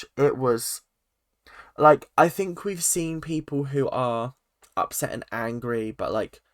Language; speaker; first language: English; native; English